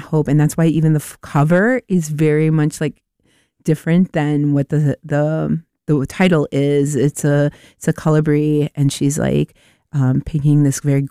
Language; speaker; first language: English; native; English